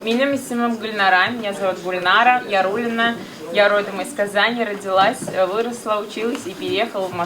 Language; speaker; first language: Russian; native; Russian